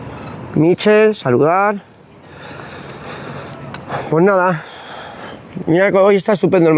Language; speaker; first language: Spanish; native; Spanish